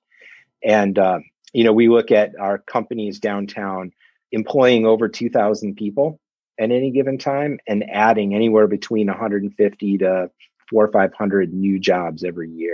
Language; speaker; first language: English; native; English